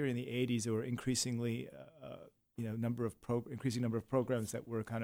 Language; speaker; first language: English; native; English